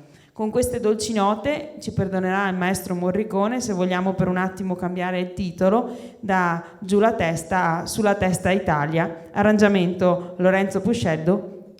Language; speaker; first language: Italian; native; Italian